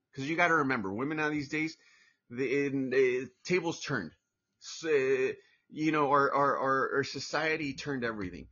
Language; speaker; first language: English; early bilingual, other home language; Spanish